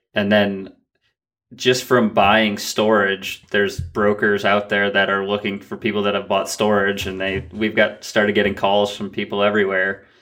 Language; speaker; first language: English; native; English